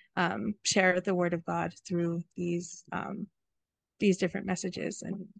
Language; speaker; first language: English; native; English